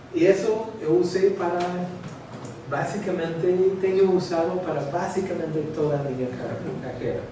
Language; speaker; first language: Portuguese; non-native, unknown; English